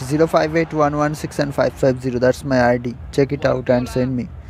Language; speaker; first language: English; non-native, local second language; Bangla